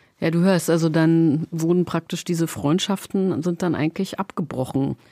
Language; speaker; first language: German; native; German